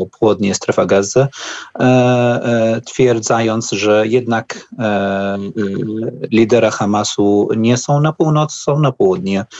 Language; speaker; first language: Polish; non-native, learner; Arabic